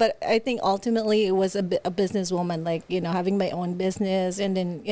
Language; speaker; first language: English; non-native, local second language; Hiligaynon